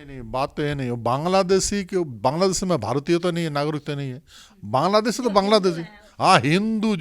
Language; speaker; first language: Hindi; non-native, local second language; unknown